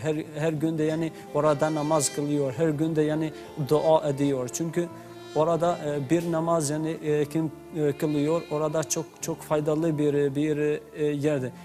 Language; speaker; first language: Turkish; non-native, learner; Albanian